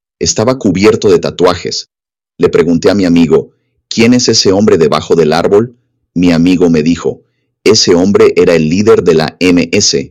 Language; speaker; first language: Spanish; non-native, fluent; English